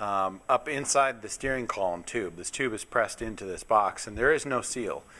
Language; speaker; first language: English; native; English